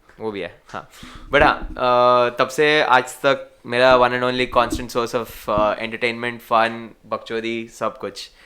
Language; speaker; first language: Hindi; non-native, local second language; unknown